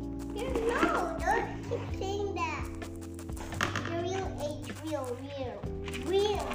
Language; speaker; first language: English; non-native, learner; Indonesian